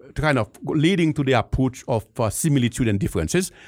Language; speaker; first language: English; non-native, fluent; Haitian Creole